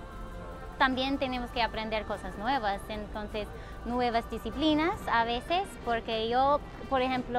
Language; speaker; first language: Spanish; non-native, fluent; English